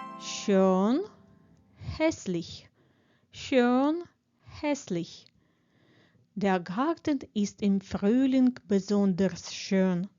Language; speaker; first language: German; non-native, fluent; Ukrainian